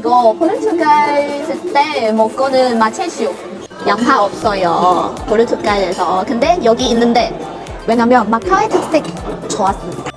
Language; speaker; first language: Korean; non-native, learner; Cantonese